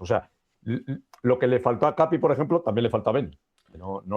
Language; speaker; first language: Spanish; native; Spanish